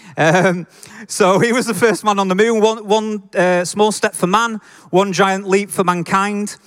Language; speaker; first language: English; native; English